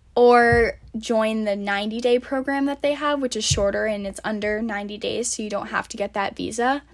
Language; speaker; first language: English; native; English